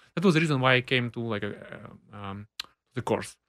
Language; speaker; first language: English; non-native, fluent; Ukrainian